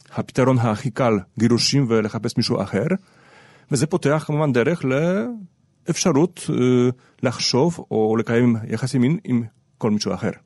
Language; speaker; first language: Hebrew; non-native, fluent; Polish